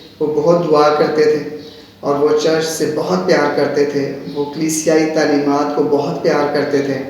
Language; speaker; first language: Urdu; non-native, local second language; Punjabi